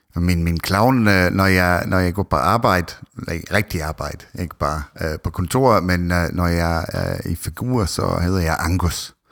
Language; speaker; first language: Danish; non-native, fluent; English